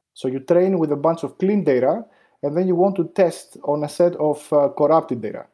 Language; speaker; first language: English; non-native, fluent; Greek